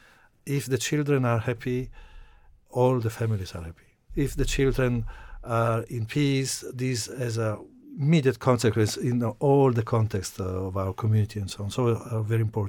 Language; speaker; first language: English; non-native, fluent; Italian